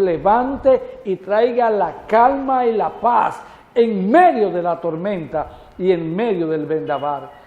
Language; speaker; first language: Spanish; native; Spanish